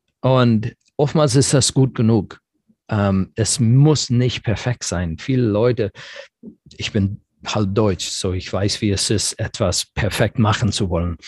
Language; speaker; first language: German; non-native, fluent; English